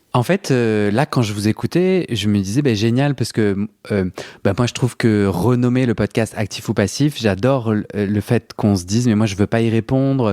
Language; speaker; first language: French; native; French